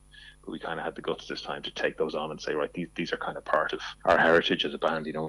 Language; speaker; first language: English; native; English